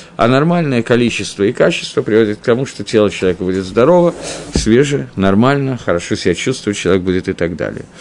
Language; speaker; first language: Russian; early bilingual, heritage; Russian